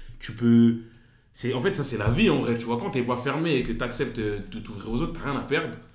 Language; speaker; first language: French; native; French